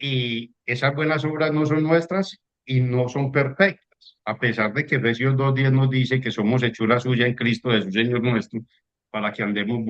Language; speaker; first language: Spanish; native; Spanish